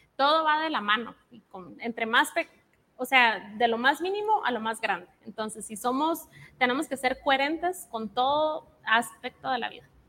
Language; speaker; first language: Spanish; native; Spanish